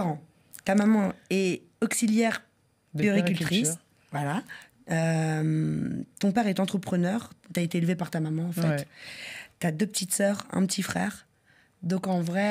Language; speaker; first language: French; native; French